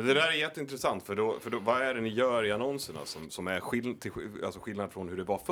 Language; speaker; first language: Swedish; native; Swedish